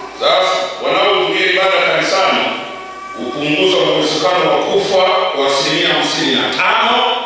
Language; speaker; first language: Swahili; non-native, local second language; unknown